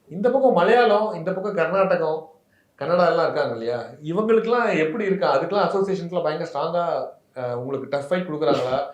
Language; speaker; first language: Tamil; native; Tamil